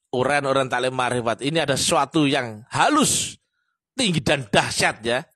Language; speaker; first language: Indonesian; non-native, local second language; Javanese